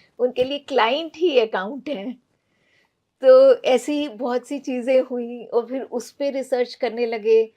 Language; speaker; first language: Hindi; non-native, local second language; Punjabi